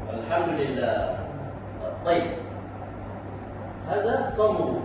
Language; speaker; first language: Arabic; non-native, learner; Malay